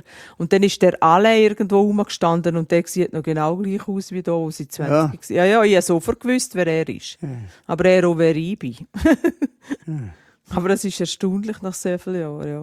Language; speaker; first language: German; native; German